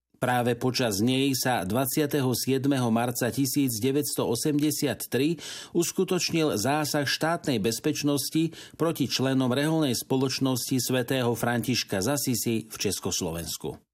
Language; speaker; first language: Slovak; native; Slovak